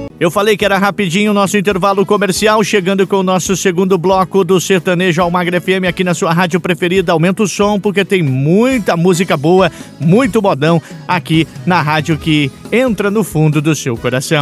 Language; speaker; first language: Portuguese; native; Portuguese